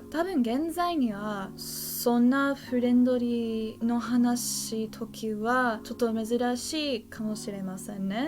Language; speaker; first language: Japanese; non-native, learner; English